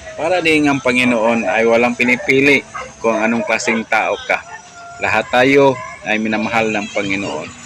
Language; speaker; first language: Filipino; non-native, local second language; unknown